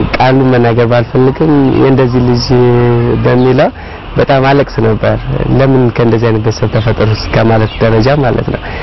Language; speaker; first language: Amharic; non-native, local second language; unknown